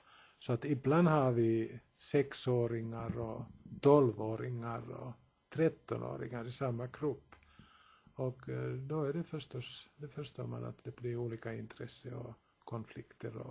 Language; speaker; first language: Swedish; non-native, local second language; Finnish